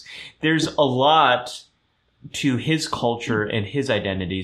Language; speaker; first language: English; early bilingual, other home language; German